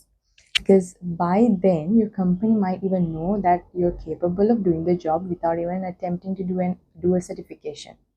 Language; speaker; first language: English; non-native, local second language; Sinhala